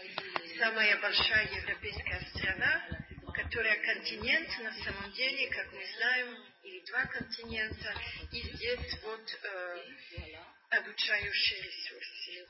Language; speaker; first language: Russian; non-native, learner; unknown